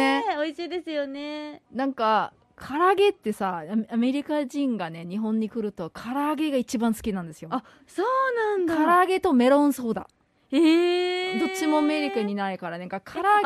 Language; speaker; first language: Japanese; native; Japanese